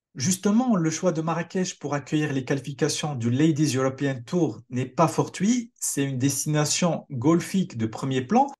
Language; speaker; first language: French; non-native, local second language; Arabic